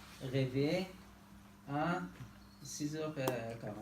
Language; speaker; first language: French; non-native, learner; Arabic